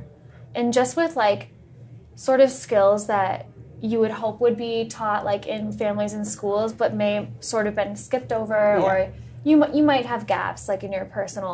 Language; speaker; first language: English; native; English